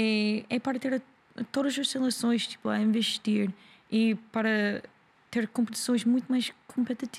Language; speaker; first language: Portuguese; non-native, learner; English